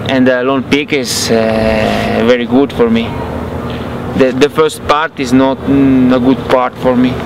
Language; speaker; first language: English; non-native, learner; Italian